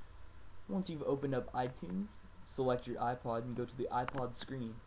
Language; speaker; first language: English; native; English